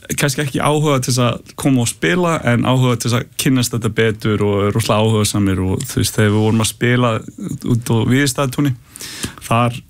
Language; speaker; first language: Icelandic; early bilingual, heritage; Icelandic